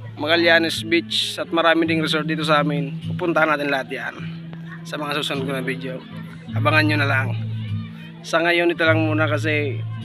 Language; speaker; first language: Filipino; native; Filipino